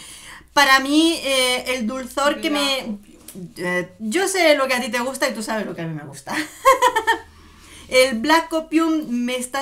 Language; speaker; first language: Spanish; native; Spanish